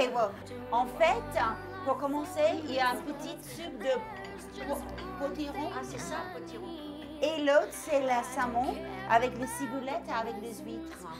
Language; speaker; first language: French; non-native, learner; English